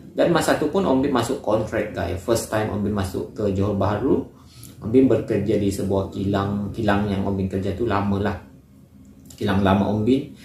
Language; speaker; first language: Malay; native; Malay